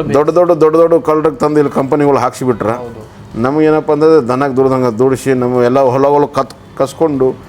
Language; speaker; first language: Kannada; non-native, local second language; Lambadi